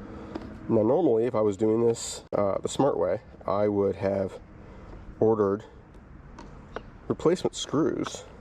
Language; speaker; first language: English; native; English